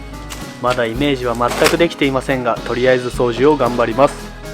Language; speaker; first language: Japanese; native; Japanese